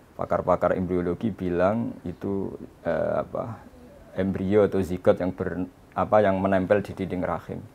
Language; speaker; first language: Indonesian; non-native, local second language; Javanese